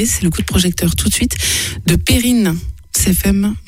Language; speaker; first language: French; native; French